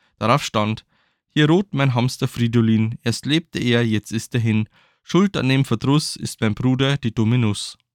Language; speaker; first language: German; native; German